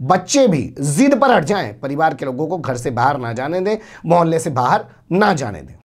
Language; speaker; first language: Hindi; native; Hindi